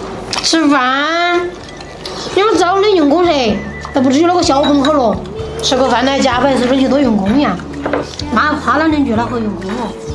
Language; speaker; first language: Chinese; native; Chinese